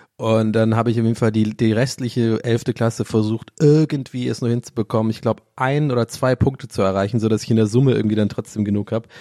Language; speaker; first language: German; early bilingual, other home language; English